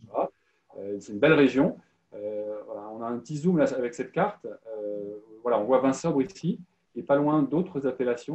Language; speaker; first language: French; native; French